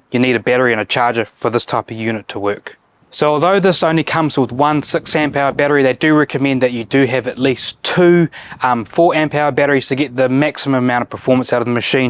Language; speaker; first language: English; native; English